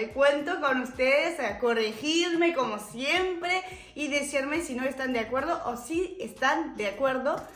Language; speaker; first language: Spanish; non-native, fluent; French